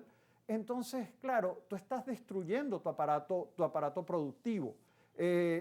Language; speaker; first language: Spanish; native; Spanish